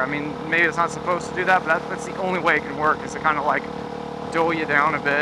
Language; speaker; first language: English; native; English